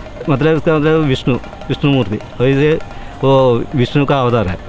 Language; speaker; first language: Hindi; non-native, local second language; Malayalam